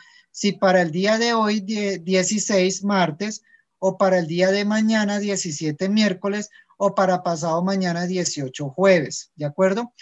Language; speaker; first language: Spanish; native; Spanish